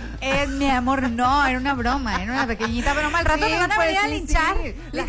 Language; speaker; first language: Spanish; native; Spanish